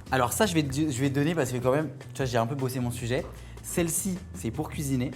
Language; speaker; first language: French; native; French